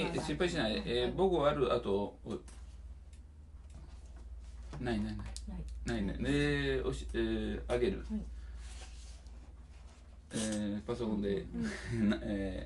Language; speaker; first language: Japanese; non-native, learner; Italian